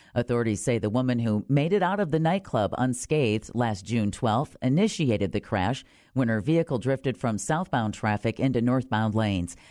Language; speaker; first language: English; native; English